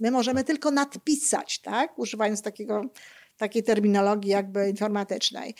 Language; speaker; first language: Polish; native; Polish